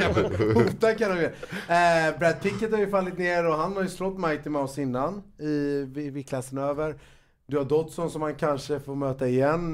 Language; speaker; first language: Swedish; native; Swedish